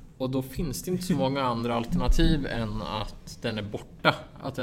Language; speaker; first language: Swedish; native; Swedish